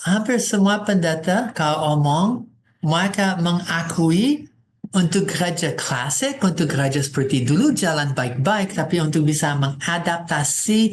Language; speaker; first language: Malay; non-native, fluent; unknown